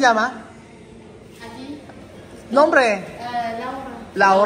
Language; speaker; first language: Spanish; non-native, learner; Filipino